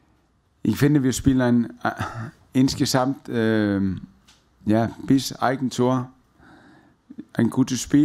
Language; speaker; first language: German; non-native, fluent; Danish